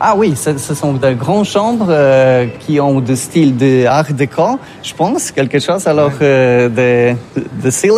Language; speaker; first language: French; non-native, learner; Polish